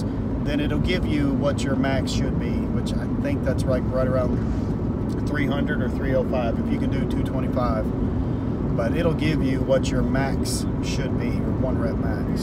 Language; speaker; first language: English; native; English